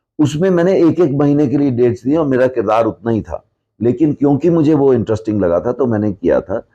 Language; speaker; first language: Hindi; non-native, local second language; Punjabi